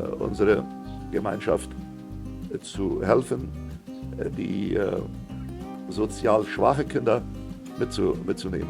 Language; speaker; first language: German; non-native, local second language; Plautdietsch